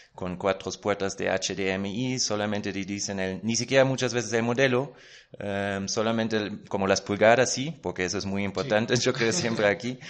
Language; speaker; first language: Spanish; non-native, fluent; German